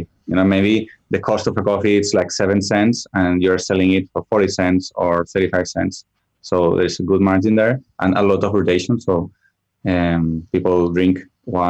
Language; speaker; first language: English; non-native, fluent; Spanish